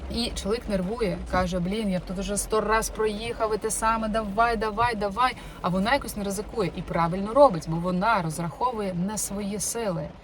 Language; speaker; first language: Ukrainian; non-native, local second language; Russian